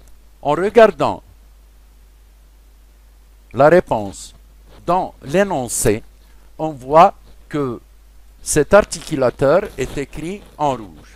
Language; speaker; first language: French; non-native, local second language; Arabic